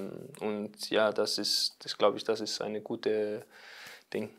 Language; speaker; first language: German; non-native, learner; Danish